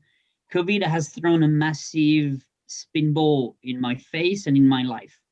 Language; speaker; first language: English; non-native, fluent; French